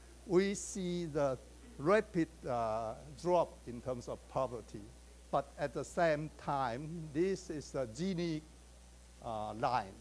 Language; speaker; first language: English; non-native, fluent; Chinese